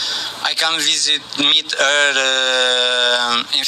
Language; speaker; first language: English; non-native, learner; Portuguese